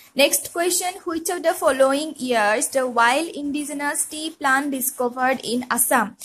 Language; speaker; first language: English; non-native, local second language; Assamese